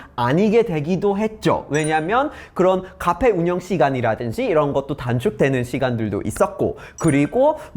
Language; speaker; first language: Korean; non-native, fluent; English